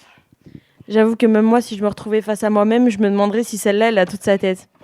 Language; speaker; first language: French; native; French